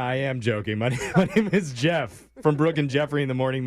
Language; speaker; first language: English; native; English